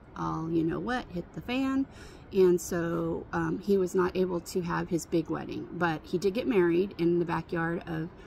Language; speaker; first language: English; native; English